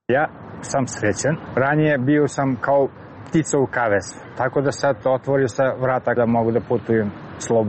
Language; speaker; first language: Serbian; non-native, learner; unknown